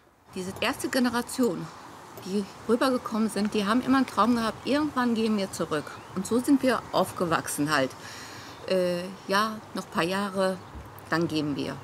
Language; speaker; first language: German; early bilingual, other home language; Turkish